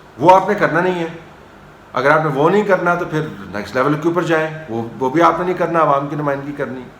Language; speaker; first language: Urdu; native; Urdu